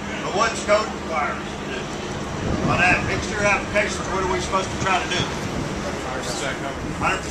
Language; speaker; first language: English; native; English